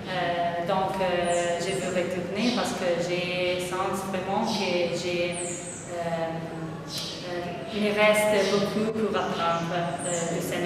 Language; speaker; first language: French; non-native, fluent; Italian